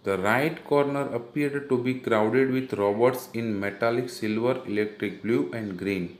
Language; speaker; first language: English; non-native, local second language; Gujarati